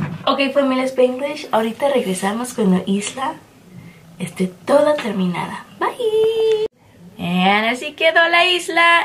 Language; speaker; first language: Spanish; early bilingual, heritage; Spanish